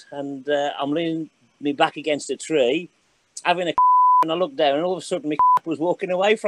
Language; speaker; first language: English; native; English